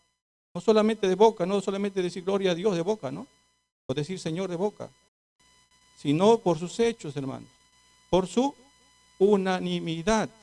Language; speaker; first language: Spanish; native; Spanish